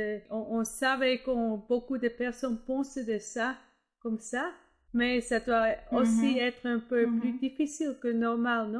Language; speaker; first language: French; non-native, fluent; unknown